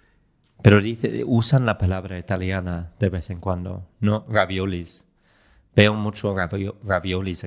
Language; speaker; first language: Spanish; non-native, fluent; English